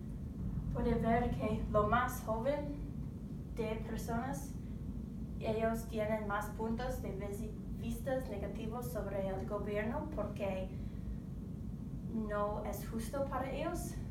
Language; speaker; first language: Spanish; non-native, learner; English